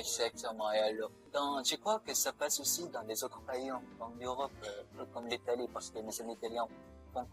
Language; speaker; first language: French; non-native, learner; Filipino